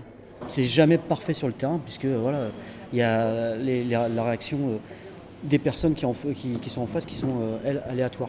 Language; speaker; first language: French; native; French